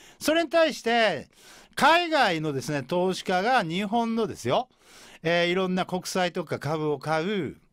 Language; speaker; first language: Japanese; native; Japanese